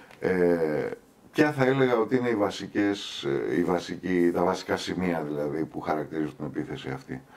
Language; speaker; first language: Greek; native; Greek